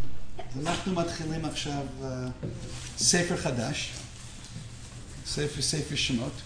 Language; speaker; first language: Hebrew; non-native, fluent; English